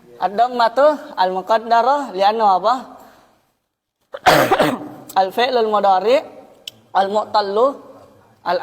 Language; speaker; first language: Arabic; non-native, fluent; Indonesian